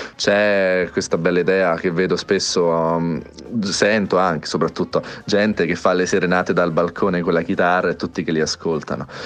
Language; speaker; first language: Italian; native; Italian